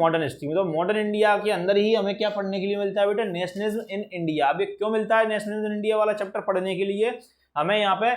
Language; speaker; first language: Hindi; native; Hindi